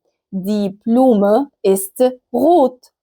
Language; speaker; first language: German; non-native, fluent; Arabic